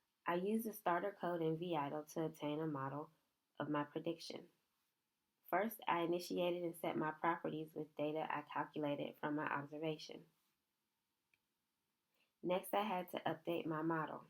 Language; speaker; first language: English; native; English